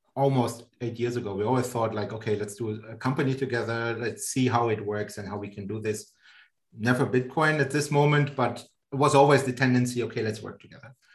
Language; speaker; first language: English; non-native, fluent; German